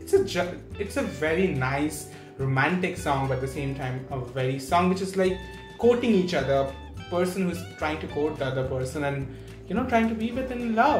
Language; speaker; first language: English; non-native, local second language; Bangla